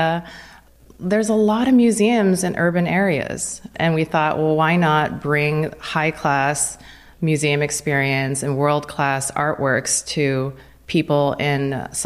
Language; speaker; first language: English; native; English